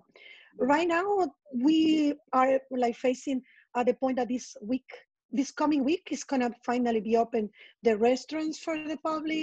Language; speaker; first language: English; non-native, fluent; Spanish